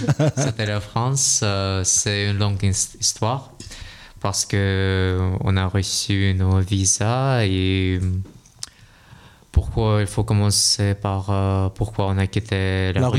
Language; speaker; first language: French; non-native, fluent; Russian